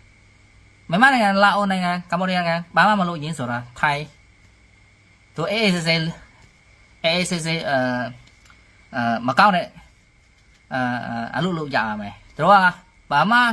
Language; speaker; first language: Burmese; non-native, learner; Khmer